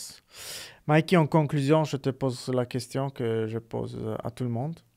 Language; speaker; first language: French; non-native, fluent; Italian